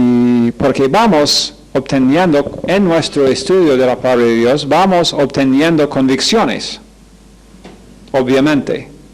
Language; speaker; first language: Spanish; non-native, fluent; English